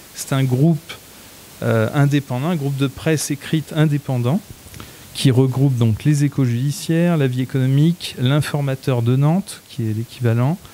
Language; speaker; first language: French; native; French